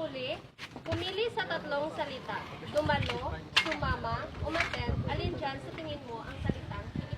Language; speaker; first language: Filipino; non-native, local second language; Hiligaynon